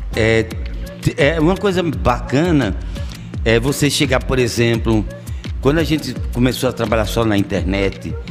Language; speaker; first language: Portuguese; native; Portuguese